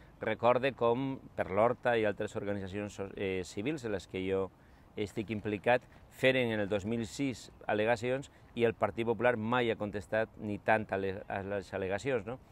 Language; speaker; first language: Catalan; non-native, local second language; Spanish